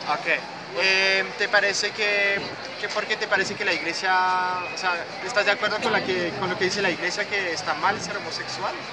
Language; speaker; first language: Spanish; non-native, fluent; French